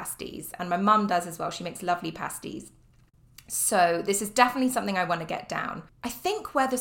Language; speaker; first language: English; native; English